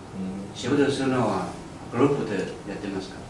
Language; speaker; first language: Japanese; non-native, learner; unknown